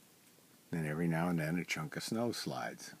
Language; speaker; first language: English; native; English